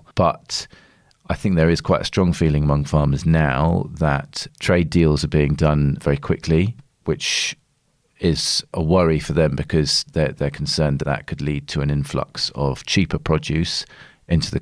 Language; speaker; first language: English; native; English